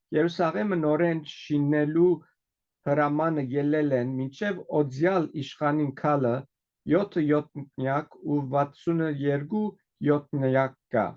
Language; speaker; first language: Armenian; native; Armenian